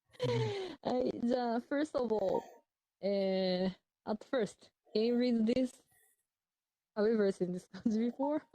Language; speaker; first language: English; non-native, learner; Japanese